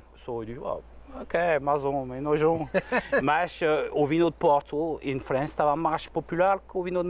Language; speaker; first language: Portuguese; non-native, fluent; French